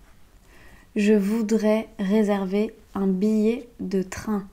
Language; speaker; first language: French; native; French